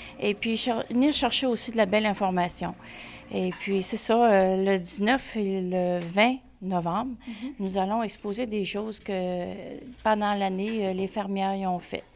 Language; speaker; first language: French; native; French